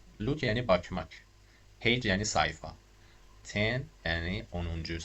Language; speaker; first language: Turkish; non-native, learner; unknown